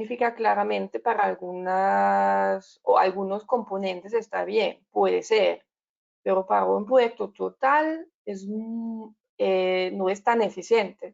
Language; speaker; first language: Spanish; non-native, learner; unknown